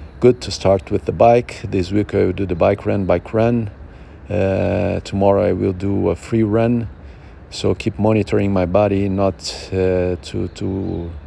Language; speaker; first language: English; non-native, learner; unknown